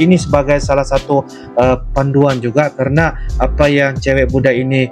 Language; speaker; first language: Indonesian; non-native, local second language; Malay